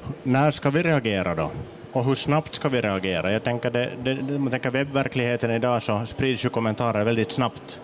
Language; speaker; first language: Swedish; native; Swedish